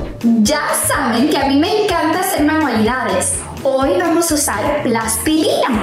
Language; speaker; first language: Spanish; non-native, fluent; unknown